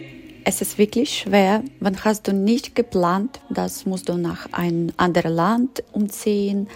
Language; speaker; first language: German; non-native, learner; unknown